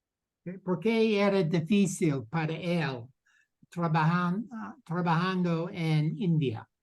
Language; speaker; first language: Spanish; non-native, learner; English